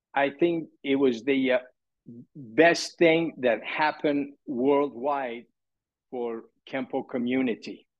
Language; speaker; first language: English; early bilingual, other home language; Persian